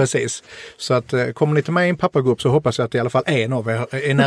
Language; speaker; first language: Swedish; native; Swedish